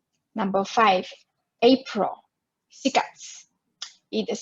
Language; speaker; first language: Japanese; non-native, fluent; Chinese